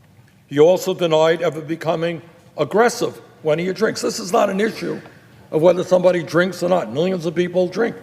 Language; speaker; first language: English; native; English